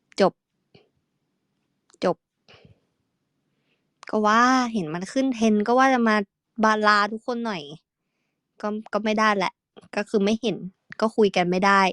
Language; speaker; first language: Thai; native; Thai